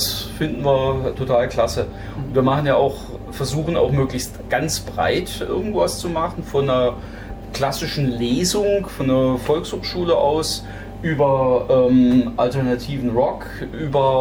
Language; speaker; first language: German; native; German